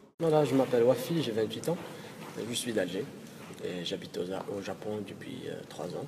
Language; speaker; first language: French; non-native, local second language; Arabic